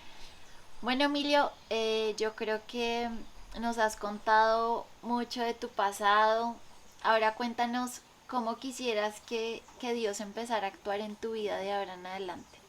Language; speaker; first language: Spanish; native; Spanish